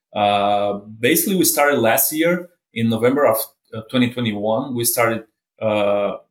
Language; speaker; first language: English; non-native, fluent; Portuguese